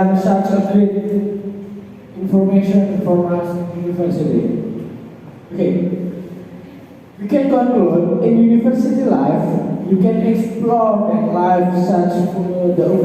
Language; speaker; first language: English; non-native, learner; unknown